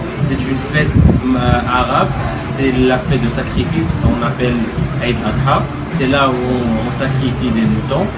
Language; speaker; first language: French; non-native, local second language; Arabic